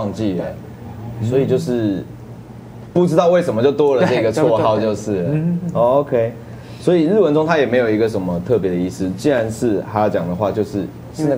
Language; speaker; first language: Chinese; native; Chinese